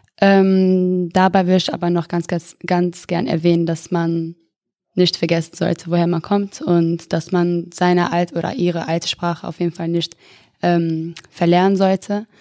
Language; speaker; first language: German; non-native, fluent; Albanian